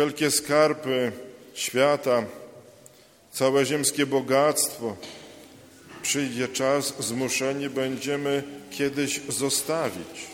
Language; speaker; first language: Polish; native; Polish